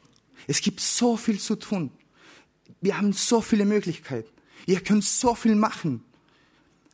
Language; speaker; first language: German; non-native, learner; Spanish